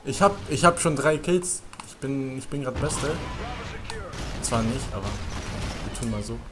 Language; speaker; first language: German; native; German